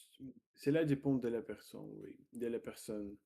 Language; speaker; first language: French; non-native, learner; Russian